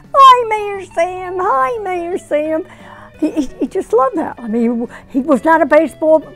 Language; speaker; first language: English; native; English